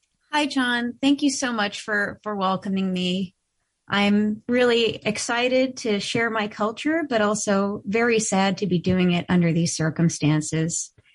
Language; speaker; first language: English; early bilingual, other home language; Ukrainian